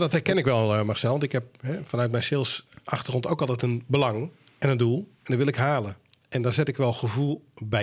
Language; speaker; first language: Dutch; native; Dutch